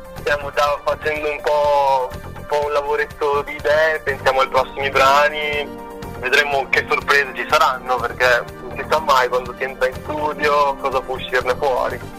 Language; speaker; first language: Italian; early bilingual, other home language; Spanish